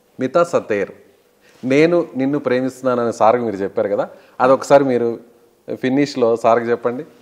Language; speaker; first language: Telugu; native; Telugu